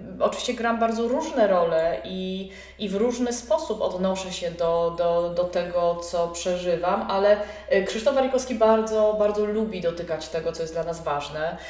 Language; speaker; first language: Polish; native; Polish